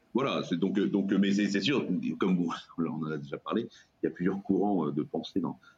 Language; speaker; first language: French; native; French